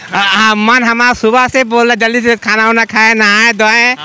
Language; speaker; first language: Hindi; non-native, local second language; Punjabi